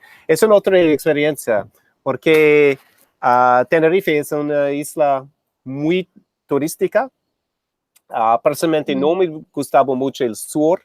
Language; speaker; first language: Spanish; non-native, fluent; English